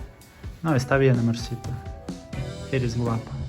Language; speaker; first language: Spanish; non-native, learner; Russian